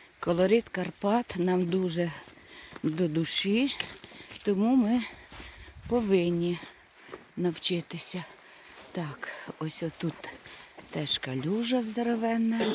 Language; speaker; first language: Ukrainian; non-native, local second language; Russian